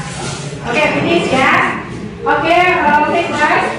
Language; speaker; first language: English; non-native, learner; Indonesian